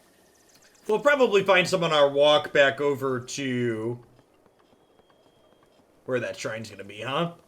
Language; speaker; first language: English; native; English